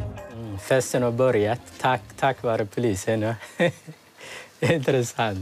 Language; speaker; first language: Swedish; early bilingual, other home language; Somali